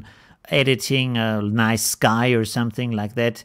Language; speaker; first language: English; non-native, fluent; German